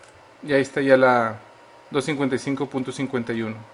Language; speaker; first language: Spanish; native; Spanish